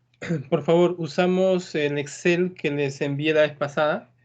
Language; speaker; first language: Spanish; native; Spanish